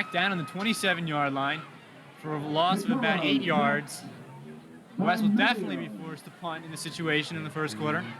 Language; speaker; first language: English; native; English